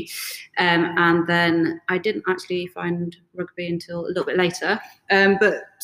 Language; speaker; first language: English; native; English